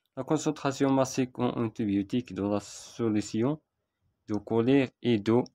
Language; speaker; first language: French; non-native, local second language; Arabic